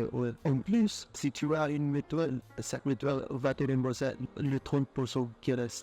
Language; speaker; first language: French; non-native, fluent; Filipino